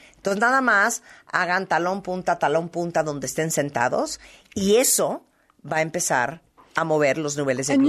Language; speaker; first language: Spanish; native; Spanish